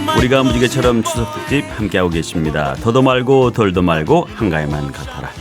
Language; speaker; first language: Korean; native; Korean